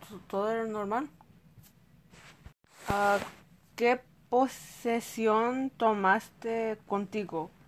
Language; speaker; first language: Spanish; early bilingual, heritage; Spanish